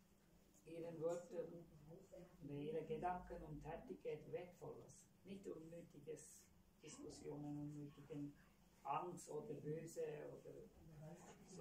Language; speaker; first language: German; non-native, learner; Tamil